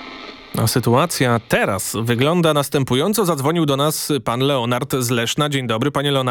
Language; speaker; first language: Polish; native; Polish